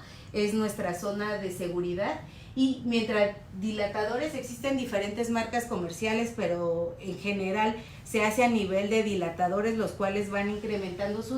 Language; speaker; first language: Spanish; native; Spanish